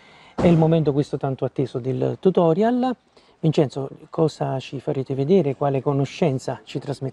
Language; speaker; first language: Italian; native; Italian